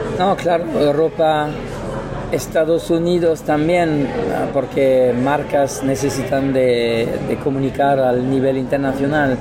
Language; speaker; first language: Spanish; non-native, learner; French